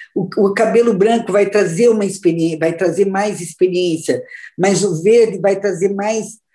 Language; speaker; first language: Portuguese; native; Portuguese